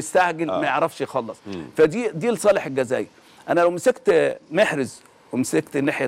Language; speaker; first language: Arabic; native; Arabic